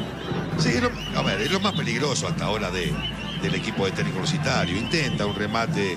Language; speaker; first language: Spanish; native; Spanish